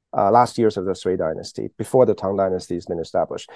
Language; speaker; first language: English; early bilingual, other home language; Chinese